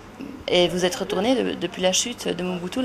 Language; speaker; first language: French; native; French